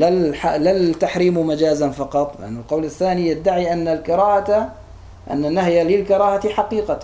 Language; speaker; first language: Arabic; native; Arabic